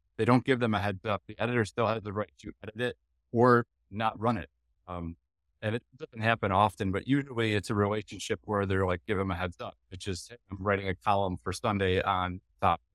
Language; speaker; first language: English; non-native, fluent; Dutch